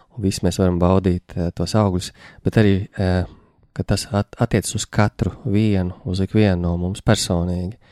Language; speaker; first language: Latvian; native; Latvian